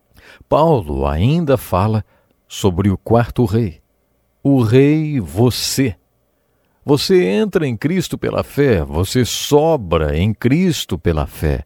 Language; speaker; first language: Portuguese; native; Portuguese